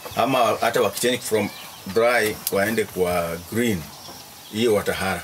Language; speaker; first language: Swahili; non-native, local second language; Luo (Kenya and Tanzania)